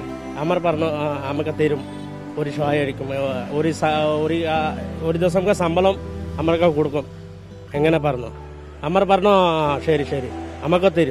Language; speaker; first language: Malayalam; non-native, learner; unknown